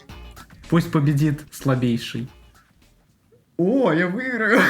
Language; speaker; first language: Russian; native; Russian